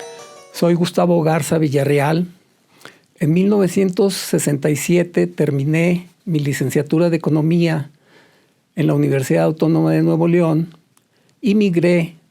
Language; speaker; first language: Spanish; native; Spanish